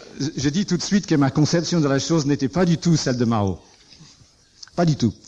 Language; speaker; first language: French; non-native, fluent; English